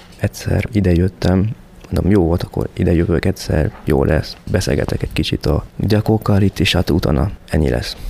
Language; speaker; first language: Hungarian; non-native, fluent; French